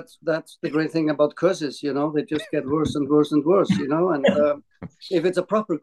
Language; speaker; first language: English; non-native, fluent; Icelandic